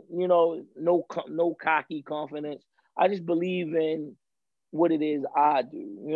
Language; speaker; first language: English; native; English